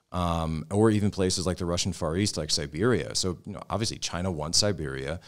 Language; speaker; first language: English; native; English